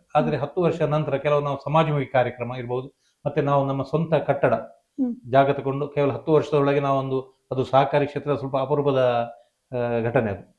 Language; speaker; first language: Kannada; non-native, local second language; Konkani